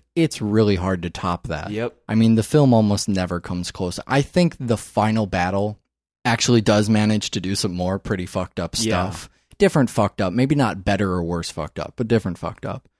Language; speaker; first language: English; native; English